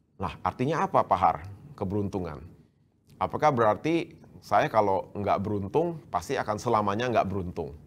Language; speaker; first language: Indonesian; native; Indonesian